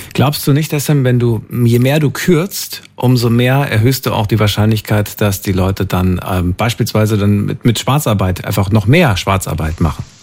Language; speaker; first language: German; native; German